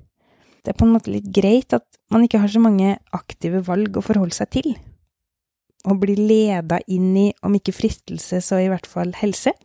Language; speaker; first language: Norwegian; native; Norwegian